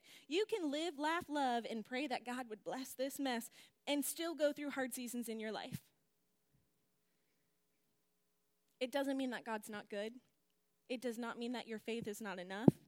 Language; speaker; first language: English; native; English